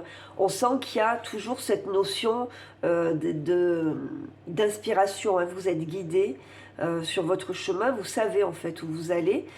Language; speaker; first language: French; native; French